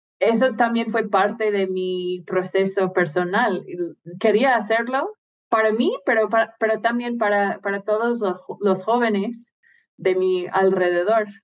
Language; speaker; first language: Spanish; non-native, fluent; English